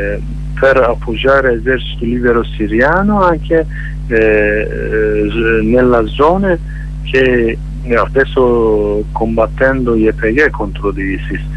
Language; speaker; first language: Italian; non-native, learner; Kurdish